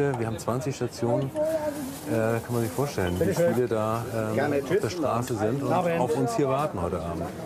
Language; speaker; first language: German; native; German